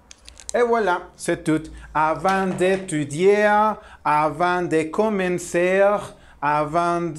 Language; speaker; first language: French; non-native, learner; Spanish